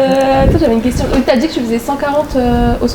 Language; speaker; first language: French; native; French